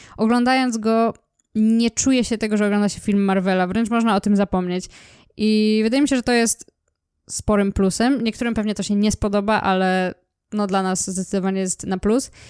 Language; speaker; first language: Polish; native; Polish